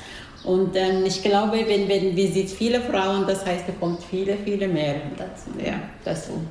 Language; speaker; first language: German; non-native, learner; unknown